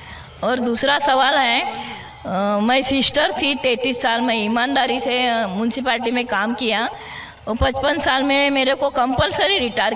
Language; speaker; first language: Hindi; non-native, local second language; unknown